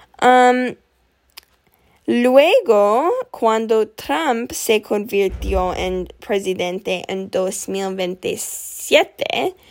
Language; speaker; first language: Spanish; non-native, learner; English